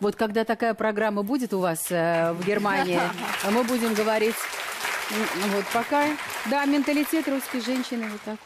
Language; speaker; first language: Russian; native; Russian